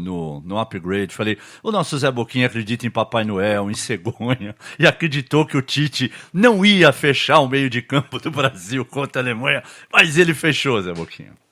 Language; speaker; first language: Portuguese; native; Portuguese